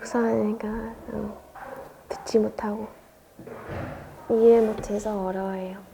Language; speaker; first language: Korean; non-native, learner; Vietnamese